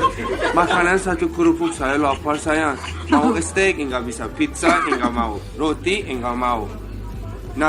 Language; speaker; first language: Indonesian; non-native, learner; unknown